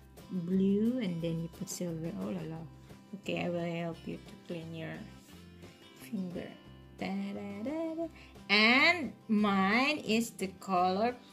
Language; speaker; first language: English; non-native, local second language; Filipino